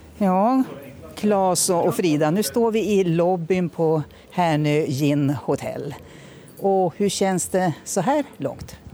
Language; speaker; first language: Swedish; native; Swedish